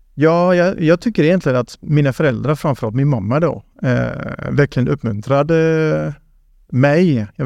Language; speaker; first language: Swedish; non-native, fluent; Dutch